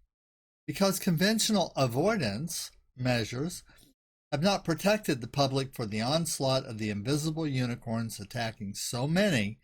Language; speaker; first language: English; native; English